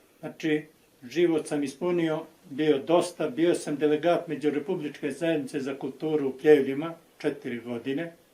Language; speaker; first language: Bosnian; native; Bosnian